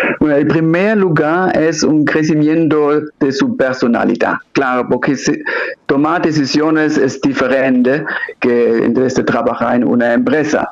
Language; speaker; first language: Spanish; non-native, fluent; German